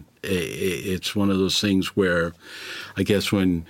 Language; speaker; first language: English; native; English